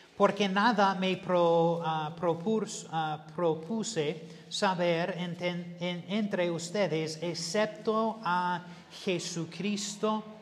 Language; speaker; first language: Spanish; non-native, learner; English